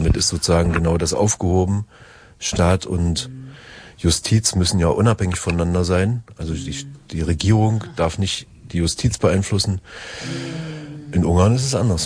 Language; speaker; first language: German; native; German